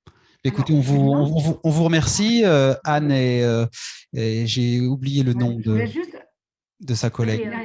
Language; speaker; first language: French; native; French